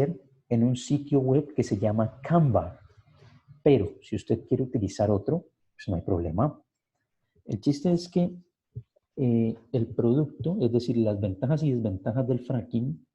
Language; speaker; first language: Spanish; native; Spanish